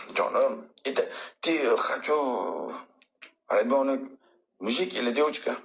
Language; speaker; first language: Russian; non-native, learner; Uzbek